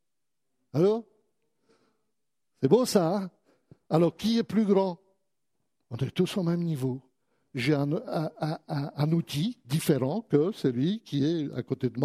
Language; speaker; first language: French; native; French